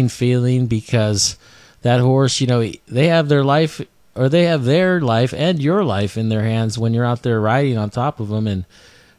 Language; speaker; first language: English; native; English